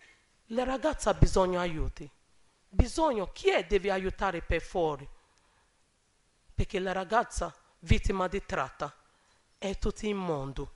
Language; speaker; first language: Italian; non-native, learner; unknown